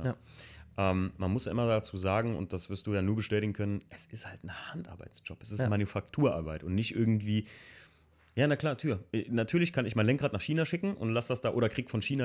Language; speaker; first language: German; native; German